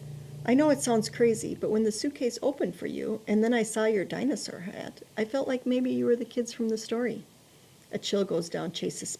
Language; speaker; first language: English; native; English